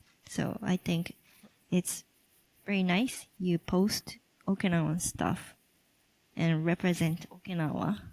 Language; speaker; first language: English; non-native, local second language; Japanese